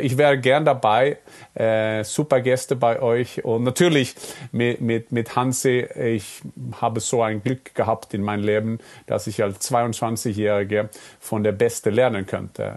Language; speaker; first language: German; non-native, fluent; Norwegian